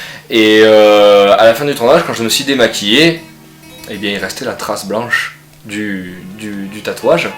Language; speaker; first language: French; native; French